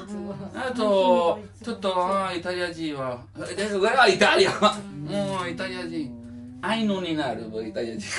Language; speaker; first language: Japanese; non-native, learner; Italian